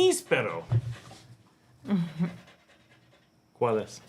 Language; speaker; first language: Spanish; non-native, learner; English